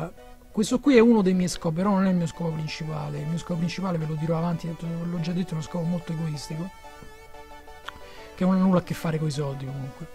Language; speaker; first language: Italian; native; Italian